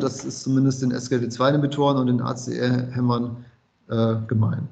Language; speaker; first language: German; native; German